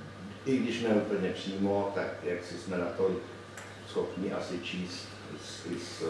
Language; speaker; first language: Czech; native; Czech